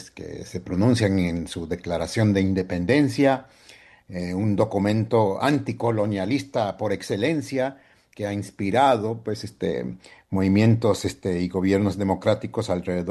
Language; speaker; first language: Spanish; early bilingual, heritage; Spanish